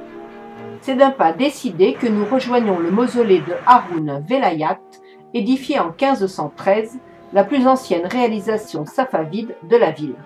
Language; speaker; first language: French; native; French